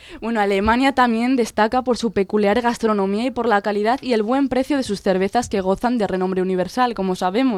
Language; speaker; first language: Spanish; native; Spanish